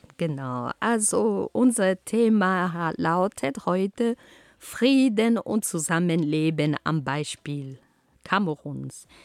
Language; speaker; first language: German; non-native, fluent; Ghomala